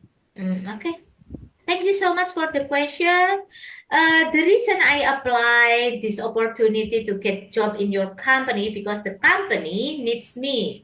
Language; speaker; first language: English; non-native, learner; Indonesian